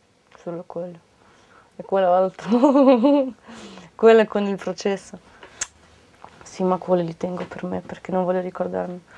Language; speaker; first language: Italian; non-native, fluent; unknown